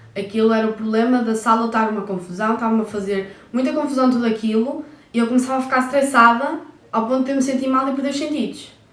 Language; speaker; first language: Portuguese; early bilingual, heritage; Portuguese